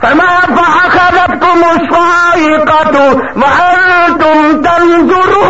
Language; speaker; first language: Urdu; non-native, local second language; Saraiki